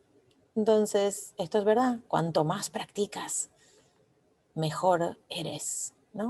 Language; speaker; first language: Spanish; non-native, fluent; English